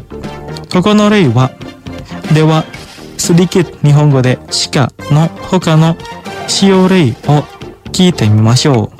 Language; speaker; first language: Japanese; non-native, fluent; Indonesian